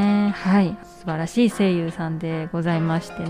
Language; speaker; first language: Japanese; native; Japanese